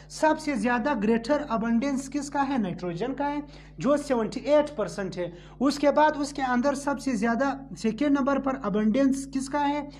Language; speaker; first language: Urdu; non-native, local second language; Pashto